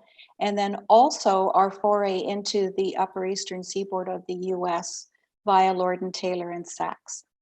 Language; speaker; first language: English; native; English